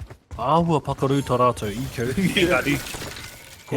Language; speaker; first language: Māori; non-native, local second language; English